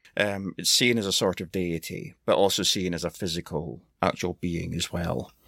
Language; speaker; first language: English; native; English